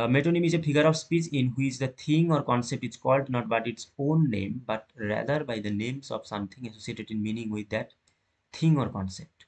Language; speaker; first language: English; non-native, local second language; Bangla